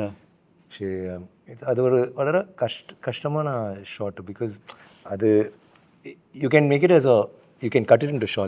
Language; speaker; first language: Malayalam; non-native, fluent; Tamil